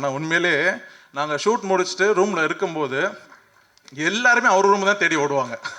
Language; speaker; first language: Tamil; native; Tamil